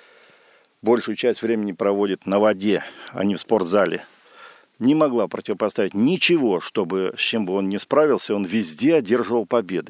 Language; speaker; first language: Russian; native; Russian